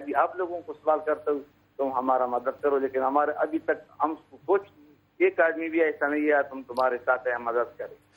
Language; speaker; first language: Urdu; non-native, local second language; Pashto